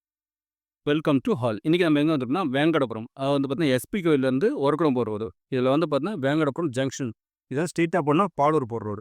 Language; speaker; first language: Tamil; native; Tamil